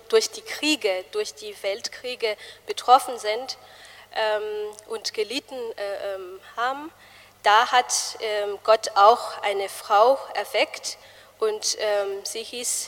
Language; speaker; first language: German; non-native, fluent; Malagasy